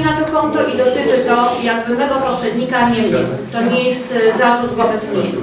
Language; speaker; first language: Polish; native; Polish